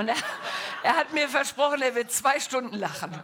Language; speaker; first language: German; non-native, learner; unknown